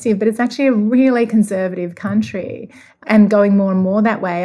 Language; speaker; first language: English; native; English